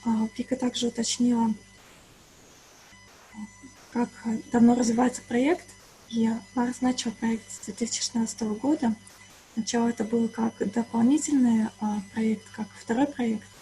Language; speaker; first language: Russian; native; Russian